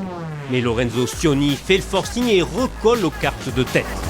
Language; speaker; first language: French; native; French